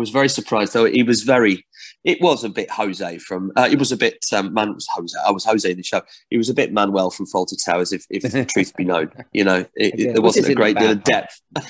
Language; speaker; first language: English; native; English